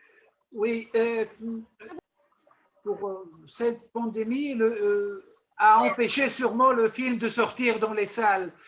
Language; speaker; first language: French; non-native, local second language; Arabic